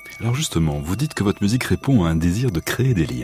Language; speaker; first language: French; native; French